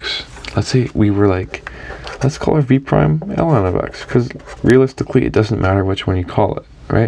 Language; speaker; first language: English; native; English